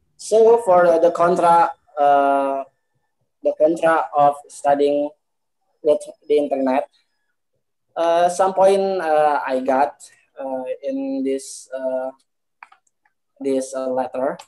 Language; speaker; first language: English; non-native, learner; Indonesian